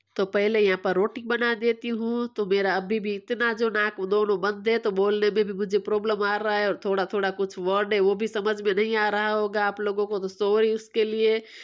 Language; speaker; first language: Hindi; non-native, local second language; Gujarati